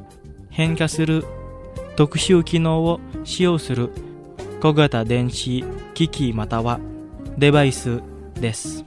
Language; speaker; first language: Japanese; non-native, fluent; Indonesian